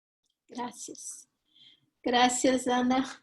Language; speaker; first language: Spanish; non-native, fluent; Portuguese